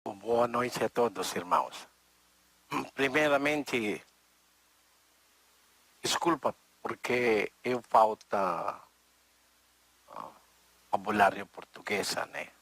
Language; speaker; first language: Portuguese; non-native, learner; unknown